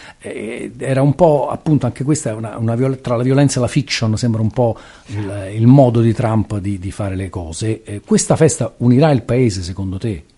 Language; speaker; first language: Italian; native; Italian